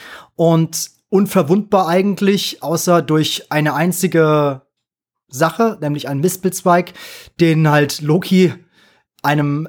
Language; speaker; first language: German; native; German